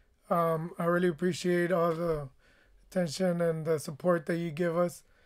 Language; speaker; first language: English; early bilingual, other home language; Spanish